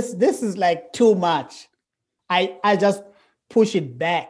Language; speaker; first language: English; non-native, local second language; Xhosa